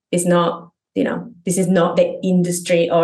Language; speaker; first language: English; non-native, fluent; Spanish